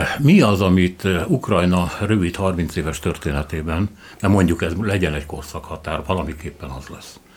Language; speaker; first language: Hungarian; native; Hungarian